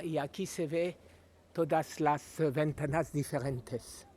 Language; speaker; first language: Spanish; non-native, learner; French